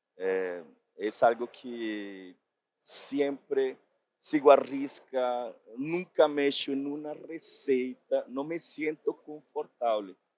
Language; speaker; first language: Portuguese; non-native, fluent; Spanish